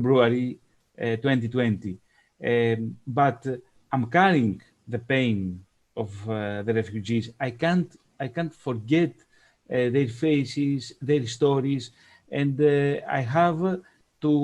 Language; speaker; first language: English; non-native, fluent; Greek